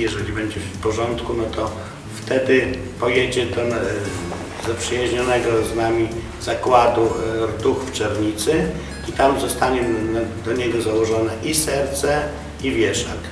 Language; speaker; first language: Polish; native; Polish